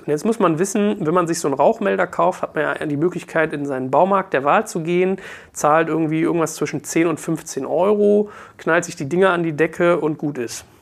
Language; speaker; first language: German; native; German